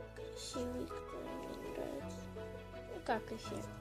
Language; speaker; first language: Russian; native; Russian